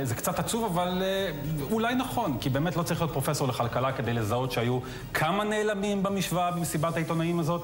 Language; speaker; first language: Hebrew; native; Hebrew